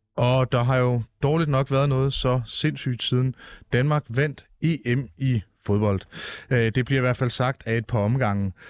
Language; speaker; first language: Danish; native; Danish